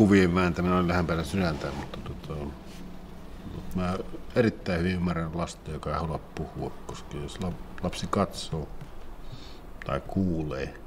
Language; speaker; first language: Finnish; native; Finnish